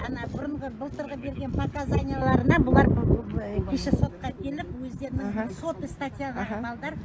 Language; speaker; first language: Kazakh; native; Kazakh